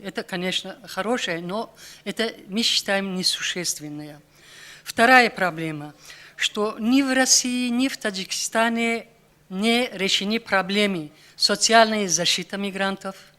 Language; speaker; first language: Russian; non-native, local second language; Tajik